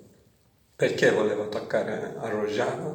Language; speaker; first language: Italian; non-native, learner; Kurdish